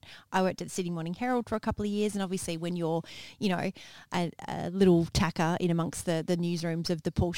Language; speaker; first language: English; native; English